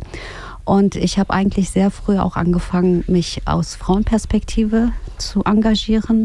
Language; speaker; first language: German; early bilingual, other home language; Kurdish